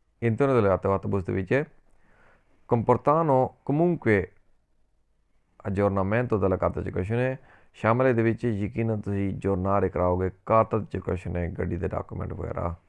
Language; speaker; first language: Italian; non-native, learner; Punjabi